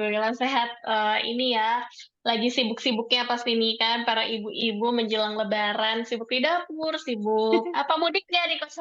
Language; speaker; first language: Indonesian; native; Indonesian